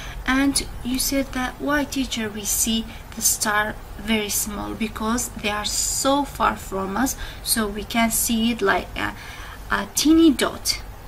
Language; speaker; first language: English; non-native, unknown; Central Kurdish